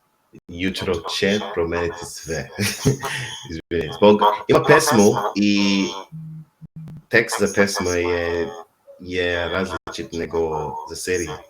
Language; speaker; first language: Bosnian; non-native, learner; English